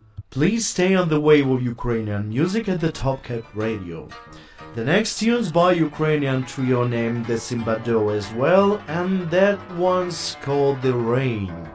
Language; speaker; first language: English; non-native, fluent; Ukrainian